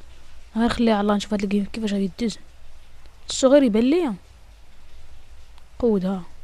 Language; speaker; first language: Arabic; native; Arabic